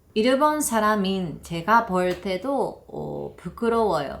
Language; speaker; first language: Korean; non-native, learner; Japanese